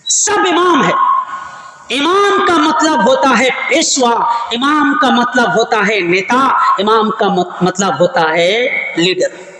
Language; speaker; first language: Urdu; non-native, local second language; Bangla